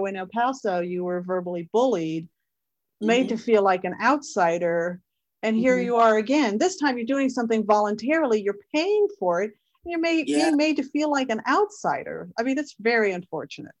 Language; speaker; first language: English; native; English